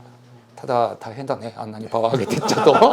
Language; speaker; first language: Japanese; native; Japanese